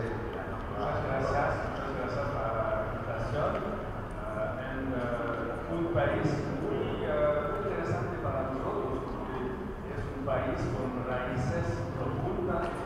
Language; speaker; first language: Spanish; non-native, learner; French